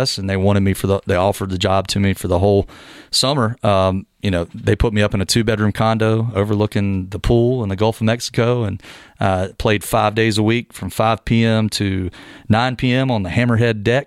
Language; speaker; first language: English; native; English